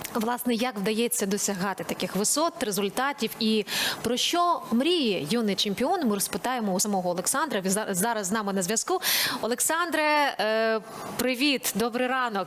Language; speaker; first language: Ukrainian; native; Ukrainian